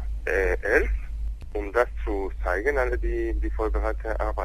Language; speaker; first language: German; non-native, learner; Spanish